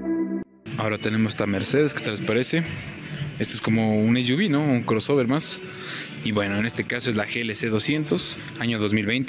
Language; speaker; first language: Spanish; native; Spanish